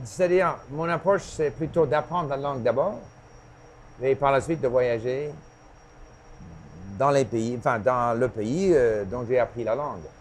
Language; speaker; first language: French; non-native, local second language; English